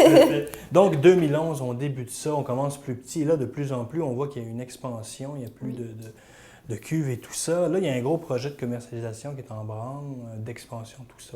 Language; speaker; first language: French; native; French